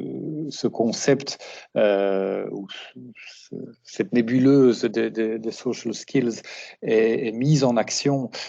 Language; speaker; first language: French; native; French